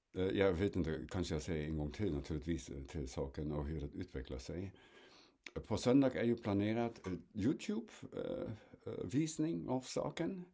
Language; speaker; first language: Swedish; non-native, fluent; German